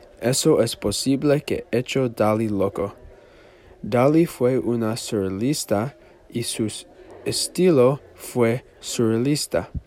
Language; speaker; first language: Spanish; non-native, learner; English